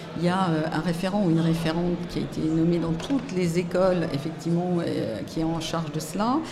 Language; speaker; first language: French; native; French